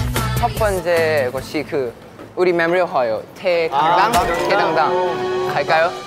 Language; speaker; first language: Korean; non-native, fluent; Thai